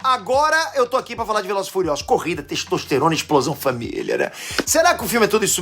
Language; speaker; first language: Portuguese; native; Portuguese